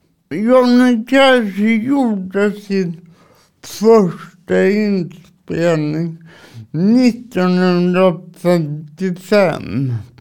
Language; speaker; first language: Swedish; native; Swedish